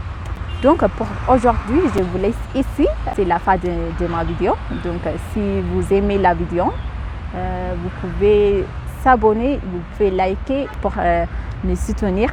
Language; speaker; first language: French; non-native, fluent; Amharic